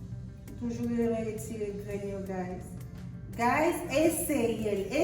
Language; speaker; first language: French; non-native, learner; Haitian Creole